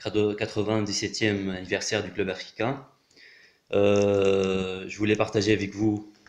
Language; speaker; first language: French; non-native, local second language; Arabic